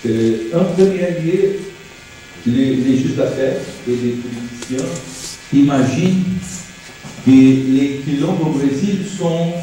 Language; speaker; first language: French; non-native, learner; Portuguese